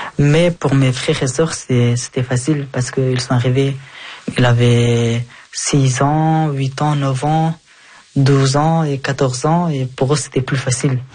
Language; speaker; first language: French; early bilingual, other home language; Persian